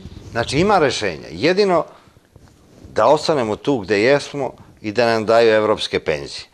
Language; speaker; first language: Serbian; native; Serbian